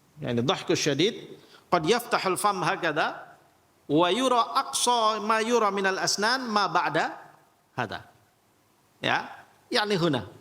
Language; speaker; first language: Arabic; non-native, fluent; Indonesian